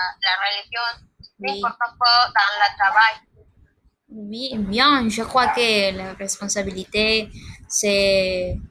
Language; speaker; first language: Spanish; non-native, learner; French